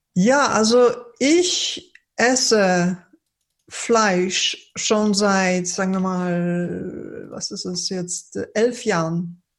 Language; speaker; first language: German; early bilingual, other home language; Polish